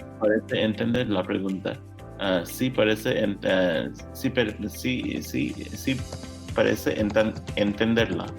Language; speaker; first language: Spanish; non-native, learner; English